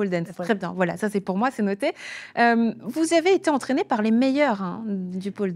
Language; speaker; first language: French; native; French